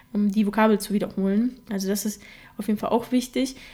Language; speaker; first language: German; early bilingual, other home language; Russian